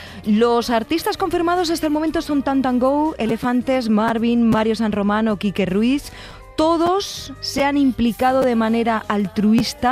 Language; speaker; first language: Spanish; native; Spanish